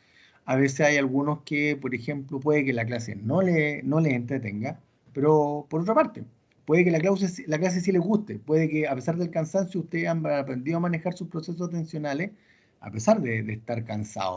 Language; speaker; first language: Spanish; native; Spanish